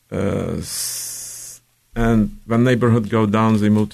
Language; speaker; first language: English; non-native, fluent; Ukrainian